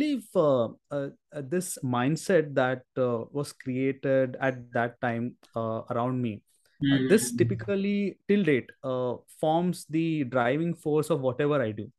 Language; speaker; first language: English; non-native, local second language; Marathi